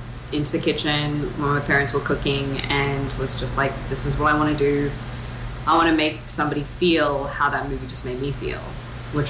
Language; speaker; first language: English; non-native, local second language; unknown